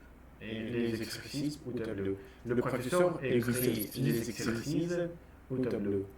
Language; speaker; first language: French; non-native, learner; Russian